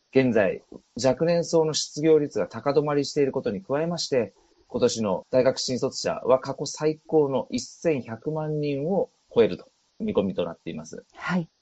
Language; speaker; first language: Japanese; native; Japanese